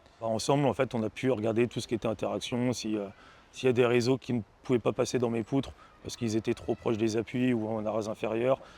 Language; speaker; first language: French; native; French